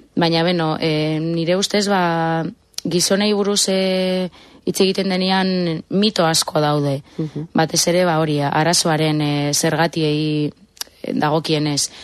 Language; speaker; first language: Basque; native; Basque